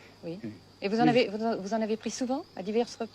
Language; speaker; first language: French; native; French